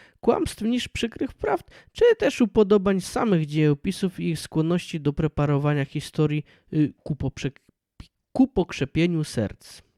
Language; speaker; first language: Polish; native; Polish